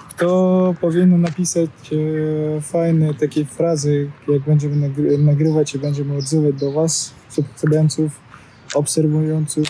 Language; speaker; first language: Polish; non-native, learner; Russian